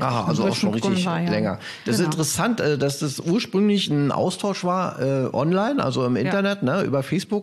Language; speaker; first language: German; native; German